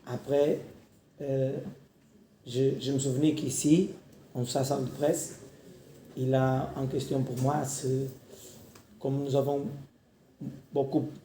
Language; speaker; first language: French; non-native, learner; Portuguese